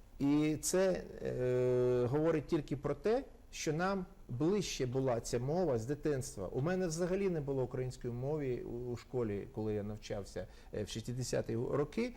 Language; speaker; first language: Ukrainian; non-native, local second language; Russian